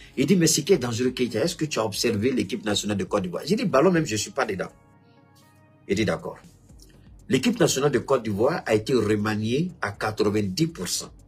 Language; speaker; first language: French; non-native, local second language; Bambara